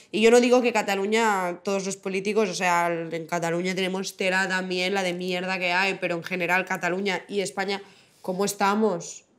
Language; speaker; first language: Spanish; non-native, local second language; Catalan